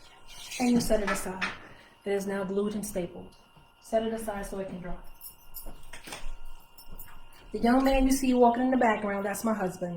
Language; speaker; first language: English; native; English